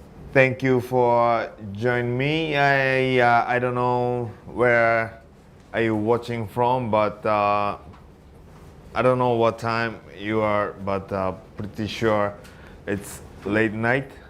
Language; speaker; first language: English; non-native, learner; Japanese